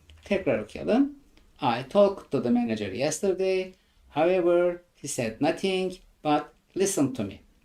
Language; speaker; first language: English; non-native, fluent; Turkish